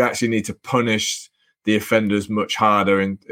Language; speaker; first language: English; native; English